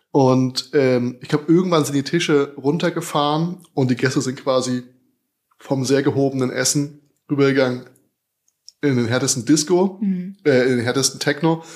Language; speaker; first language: German; native; German